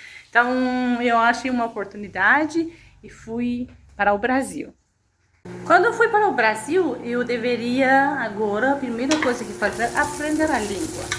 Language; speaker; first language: Portuguese; non-native, fluent; Persian